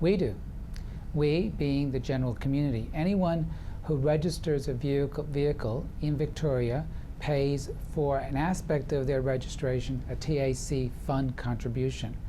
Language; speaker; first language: English; native; English